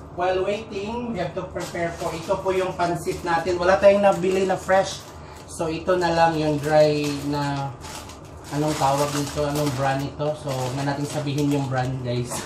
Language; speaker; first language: Filipino; non-native, local second language; Cebuano